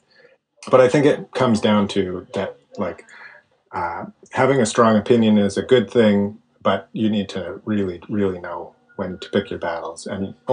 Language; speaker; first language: English; native; English